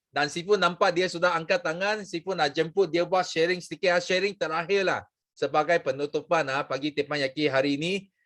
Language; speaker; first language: Malay; non-native, local second language; Chinese